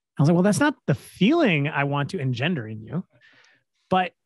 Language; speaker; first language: English; native; English